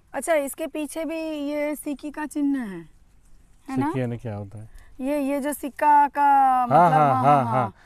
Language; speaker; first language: Hindi; non-native, local second language; Bangla